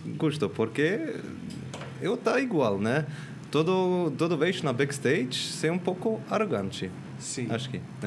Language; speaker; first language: Portuguese; non-native, learner; Swiss German